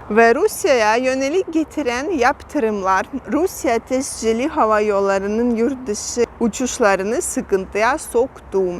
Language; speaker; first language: Turkish; non-native, fluent; Russian